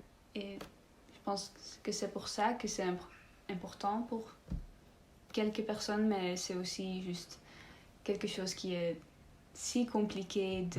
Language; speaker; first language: French; non-native, learner; Dutch